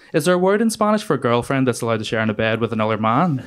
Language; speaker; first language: English; native; English